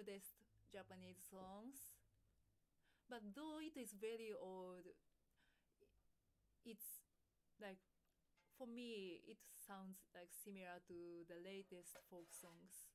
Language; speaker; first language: English; non-native, fluent; Japanese